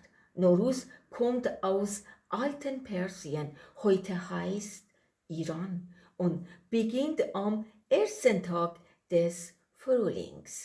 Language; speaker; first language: German; non-native, learner; Persian